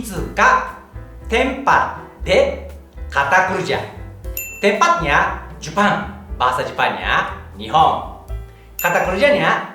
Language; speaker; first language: Indonesian; non-native, fluent; Japanese